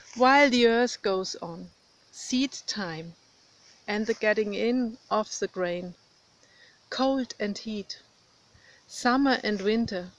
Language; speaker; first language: English; non-native, fluent; German